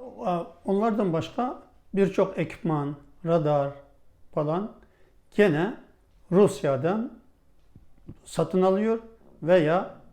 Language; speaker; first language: Turkish; non-native, fluent; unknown